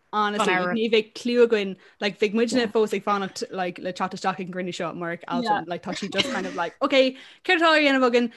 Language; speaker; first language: Irish; non-native, local second language; English